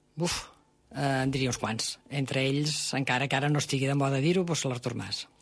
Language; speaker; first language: Catalan; native; Catalan